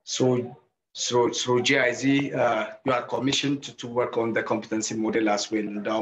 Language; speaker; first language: English; non-native, local second language; Amharic